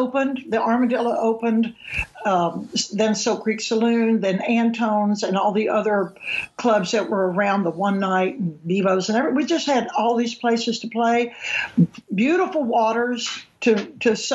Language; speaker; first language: English; native; English